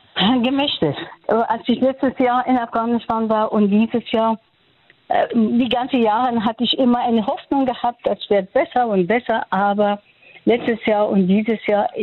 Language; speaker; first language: German; non-native, learner; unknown